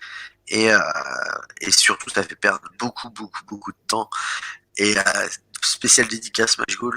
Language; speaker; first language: French; native; French